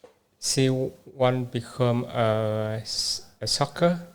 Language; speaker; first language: English; non-native, learner; Vietnamese